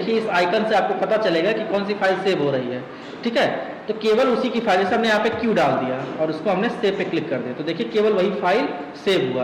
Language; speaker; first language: Hindi; native; Hindi